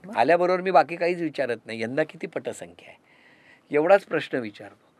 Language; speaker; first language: Marathi; native; Marathi